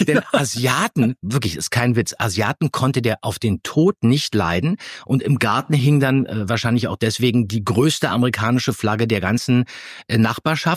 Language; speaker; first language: German; native; German